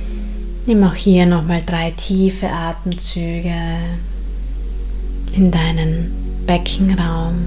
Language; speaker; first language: German; native; German